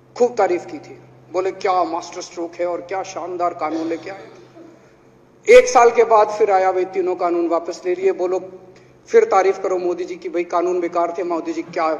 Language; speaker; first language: Hindi; native; Hindi